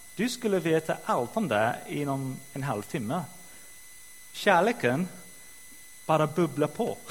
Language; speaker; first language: Swedish; non-native, fluent; English